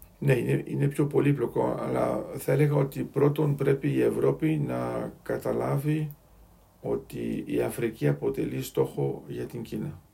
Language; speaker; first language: Greek; native; Greek